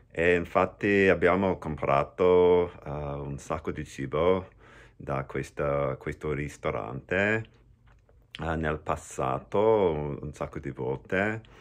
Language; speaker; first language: Italian; non-native, learner; English